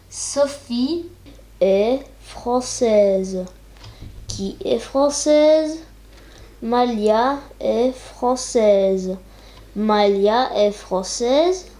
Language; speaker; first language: French; non-native, learner; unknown